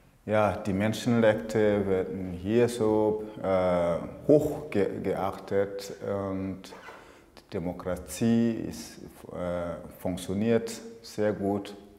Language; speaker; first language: German; non-native, fluent; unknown